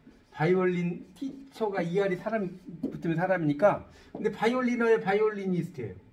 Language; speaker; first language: Korean; native; Korean